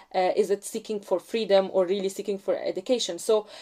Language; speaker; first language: English; non-native, fluent; Arabic